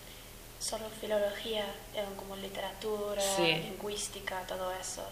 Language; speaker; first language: Spanish; non-native, fluent; English